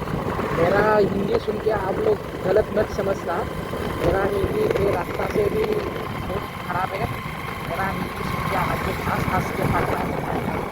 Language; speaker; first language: Hindi; non-native, local second language; Assamese